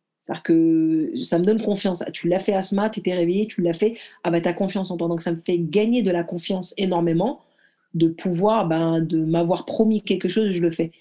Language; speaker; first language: French; early bilingual, other home language; Arabic